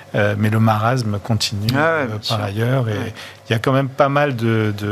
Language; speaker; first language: French; non-native, fluent; Portuguese